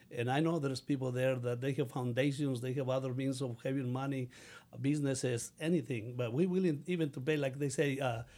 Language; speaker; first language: English; non-native, fluent; Spanish